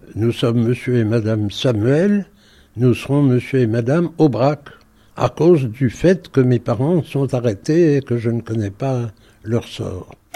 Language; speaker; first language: French; native; French